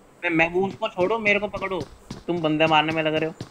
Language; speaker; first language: Hindi; native; Hindi